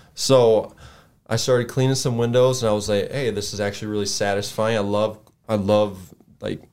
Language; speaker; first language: English; native; English